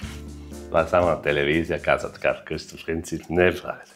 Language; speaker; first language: Bulgarian; non-native, learner; German